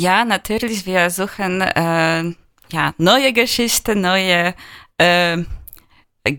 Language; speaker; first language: German; non-native, fluent; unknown